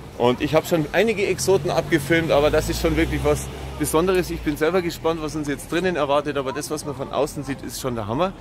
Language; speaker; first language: German; native; German